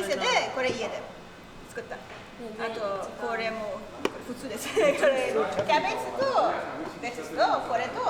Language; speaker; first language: Japanese; non-native, learner; Persian